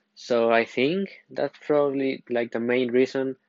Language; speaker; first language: English; non-native, fluent; Spanish